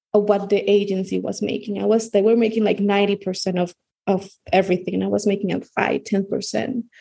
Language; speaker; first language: English; non-native, fluent; Spanish